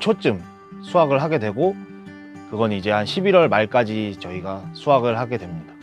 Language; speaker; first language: Korean; native; Korean